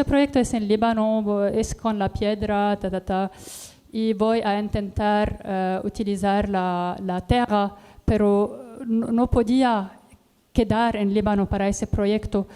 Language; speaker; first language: Spanish; non-native, learner; Arabic